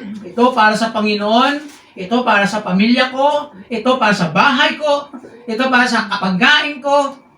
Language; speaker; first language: Filipino; non-native, local second language; Hiligaynon